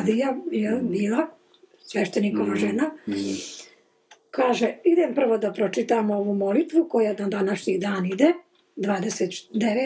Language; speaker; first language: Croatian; non-native, local second language; Slovak